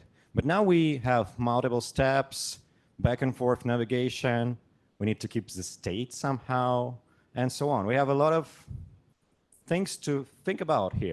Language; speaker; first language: English; non-native, fluent; Russian